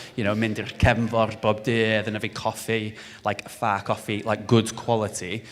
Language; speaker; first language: Welsh; non-native, local second language; English